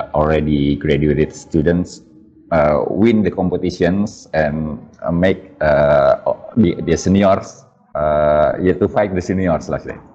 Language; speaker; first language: English; non-native, fluent; Indonesian